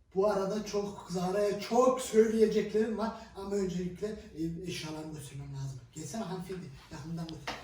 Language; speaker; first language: Turkish; early bilingual, heritage; Turkish